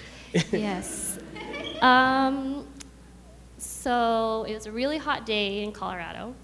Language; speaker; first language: English; early bilingual, other home language; Khmer